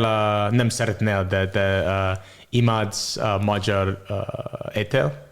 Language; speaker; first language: Hungarian; non-native, learner; English